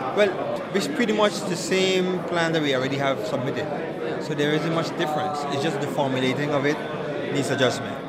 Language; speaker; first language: English; native; English